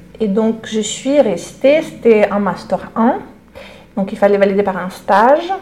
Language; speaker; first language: French; non-native, fluent; Russian